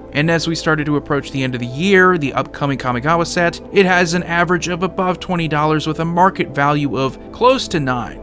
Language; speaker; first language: English; native; English